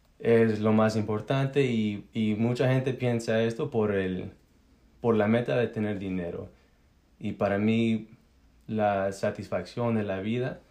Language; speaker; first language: Spanish; early bilingual, heritage; Spanish